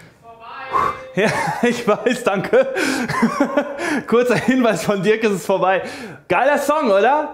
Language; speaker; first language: German; native; German